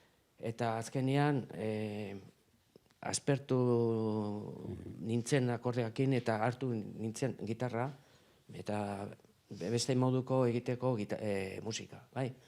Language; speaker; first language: Basque; non-native, local second language; Spanish